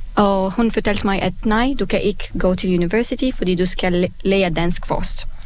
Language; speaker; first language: Danish; non-native, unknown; Arabic